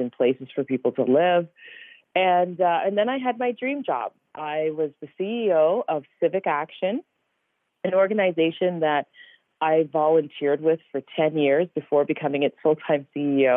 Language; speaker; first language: English; native; English